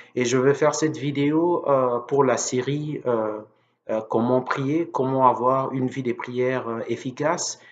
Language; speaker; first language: French; non-native, local second language; Lingala